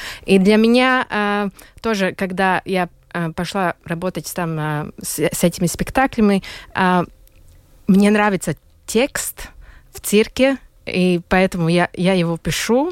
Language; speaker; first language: Russian; non-native, local second language; Latvian